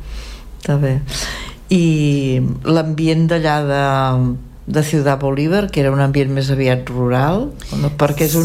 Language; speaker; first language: Catalan; native; Catalan